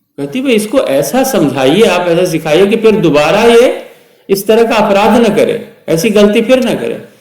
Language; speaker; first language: Hindi; native; Hindi